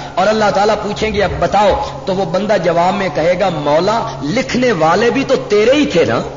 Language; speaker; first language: Urdu; native; Urdu